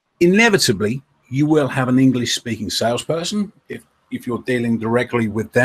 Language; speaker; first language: English; native; English